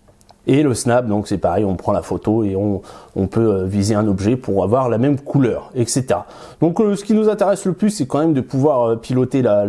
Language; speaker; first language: French; native; French